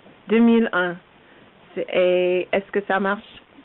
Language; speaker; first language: French; non-native, learner; English